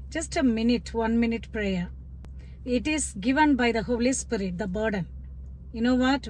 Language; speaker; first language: English; non-native, local second language; Tamil